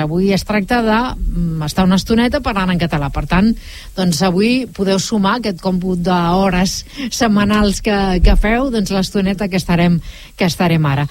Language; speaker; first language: Catalan; native; Catalan